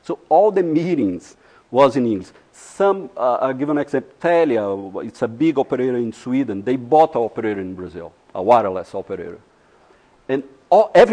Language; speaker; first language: English; non-native, fluent; Portuguese